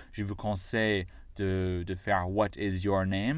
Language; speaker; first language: French; non-native, fluent; English